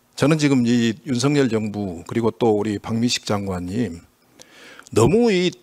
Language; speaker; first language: Korean; native; Korean